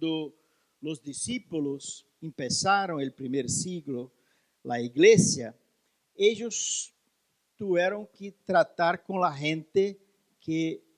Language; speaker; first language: Spanish; non-native, learner; Portuguese